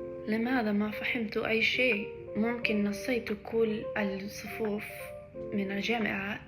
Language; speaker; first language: Arabic; non-native, learner; English